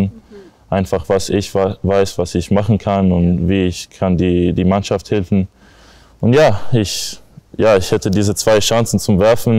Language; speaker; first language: German; non-native, learner; English